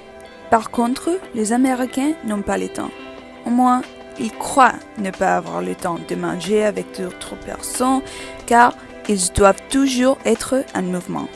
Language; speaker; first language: French; non-native, learner; English